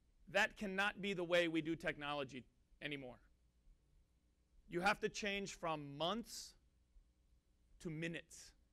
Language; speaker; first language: English; native; English